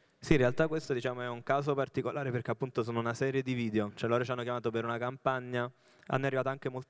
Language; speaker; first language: Italian; native; Italian